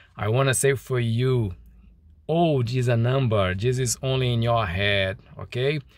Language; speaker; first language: English; non-native, learner; Portuguese